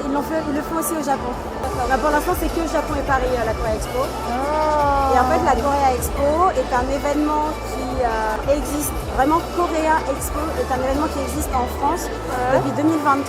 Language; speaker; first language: French; native; French